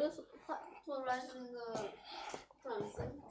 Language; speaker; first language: Chinese; native; Chinese